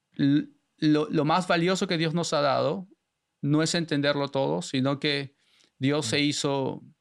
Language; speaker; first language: Spanish; native; Spanish